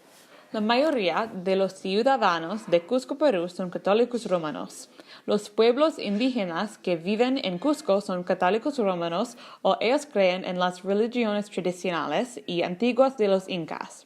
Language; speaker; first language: Spanish; non-native, learner; English